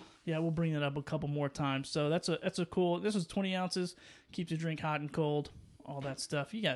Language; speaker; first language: English; native; English